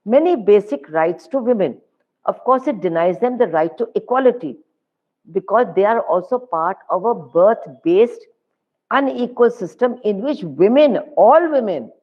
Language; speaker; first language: English; non-native, local second language; Hindi